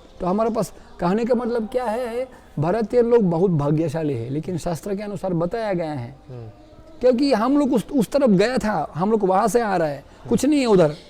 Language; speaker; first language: Hindi; non-native, fluent; Russian